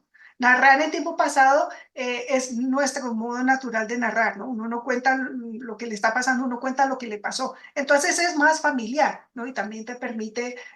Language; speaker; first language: Spanish; native; Spanish